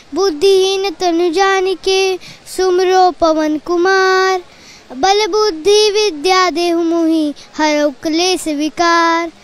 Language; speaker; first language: Hindi; native; Hindi